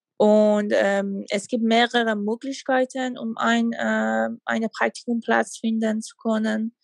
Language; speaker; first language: German; non-native, fluent; Persian